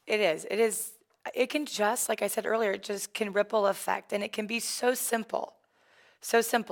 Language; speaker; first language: English; native; English